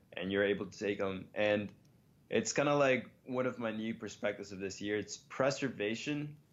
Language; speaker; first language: English; early bilingual, other home language; Spanish